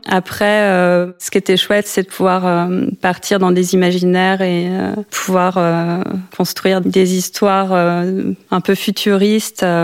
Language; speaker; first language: French; native; French